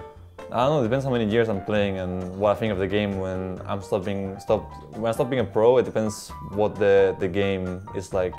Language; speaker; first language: English; non-native, fluent; Danish